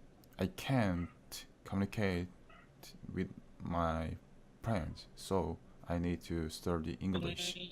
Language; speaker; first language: English; non-native, learner; Korean